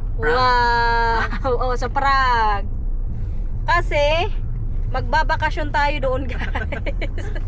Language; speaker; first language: Filipino; non-native, local second language; Waray